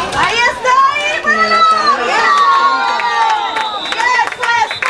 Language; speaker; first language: Spanish; native; Spanish